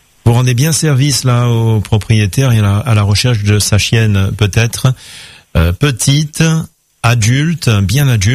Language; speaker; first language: French; native; French